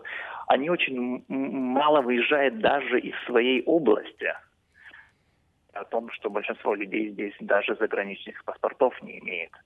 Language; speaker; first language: Russian; non-native, fluent; Lithuanian